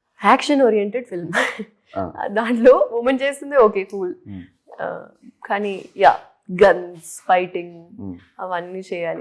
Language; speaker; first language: Telugu; non-native, local second language; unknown